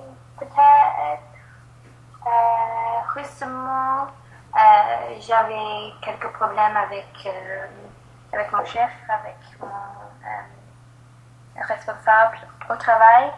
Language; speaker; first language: French; non-native, learner; English